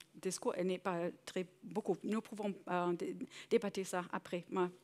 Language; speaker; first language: French; non-native, learner; German